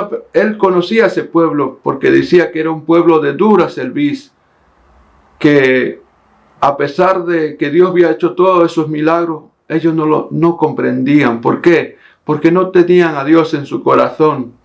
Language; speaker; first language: Spanish; native; Spanish